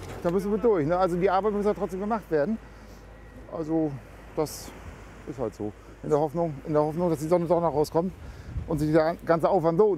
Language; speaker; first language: German; native; German